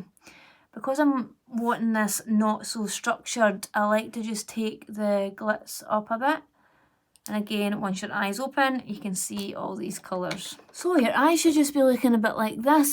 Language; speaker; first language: English; native; English